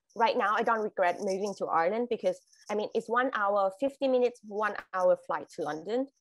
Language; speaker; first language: English; non-native, fluent; Thai